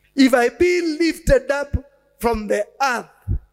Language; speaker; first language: English; non-native, local second language; Swahili